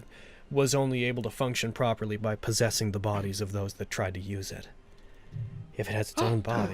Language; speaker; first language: English; native; English